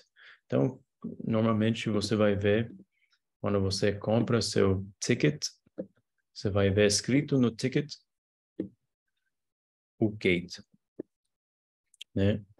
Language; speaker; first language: Portuguese; non-native, fluent; English